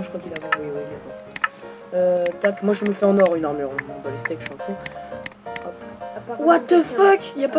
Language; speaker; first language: French; native; French